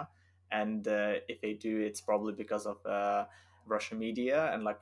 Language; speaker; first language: English; non-native, fluent; Lithuanian